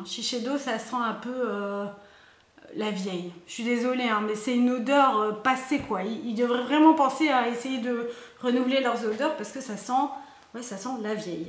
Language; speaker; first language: French; native; French